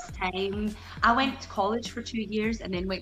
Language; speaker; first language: English; native; English